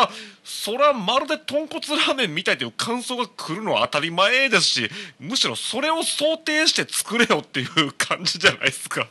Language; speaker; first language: Japanese; native; Japanese